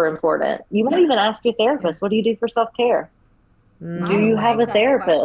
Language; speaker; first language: English; native; English